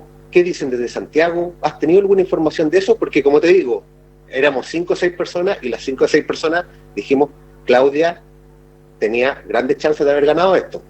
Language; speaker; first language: Spanish; native; Spanish